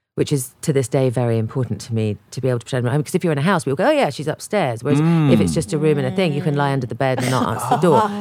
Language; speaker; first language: English; native; English